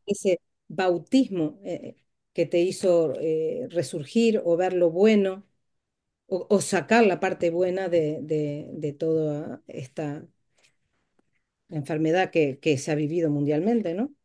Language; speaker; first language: Spanish; native; Spanish